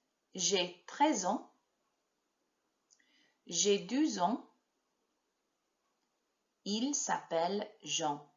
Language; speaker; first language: French; non-native, fluent; English